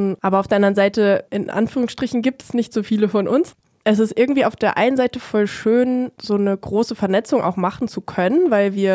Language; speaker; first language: German; native; German